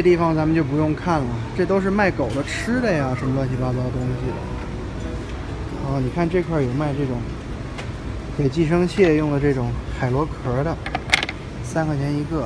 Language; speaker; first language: Chinese; native; Chinese